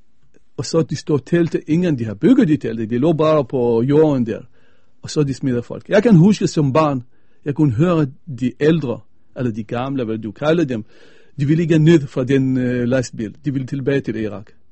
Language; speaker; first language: Danish; non-native, fluent; Arabic